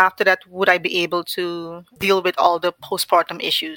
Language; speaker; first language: English; non-native, fluent; Dutch